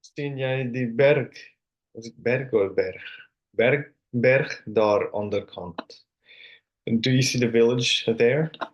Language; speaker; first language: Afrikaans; non-native, learner; Finnish